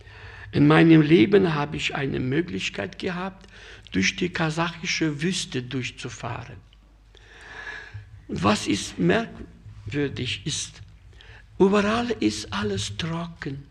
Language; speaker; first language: German; non-native, fluent; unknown